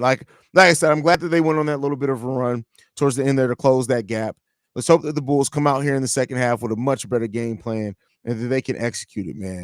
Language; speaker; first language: English; native; English